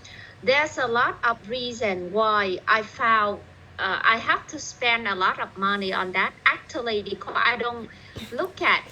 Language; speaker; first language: English; non-native, fluent; Vietnamese